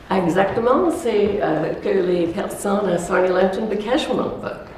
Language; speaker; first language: French; non-native, local second language; English